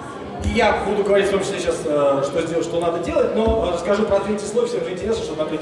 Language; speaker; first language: Russian; native; Russian